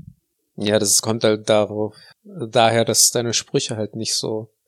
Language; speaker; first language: German; native; German